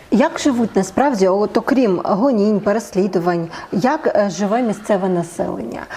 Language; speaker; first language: Ukrainian; native; Ukrainian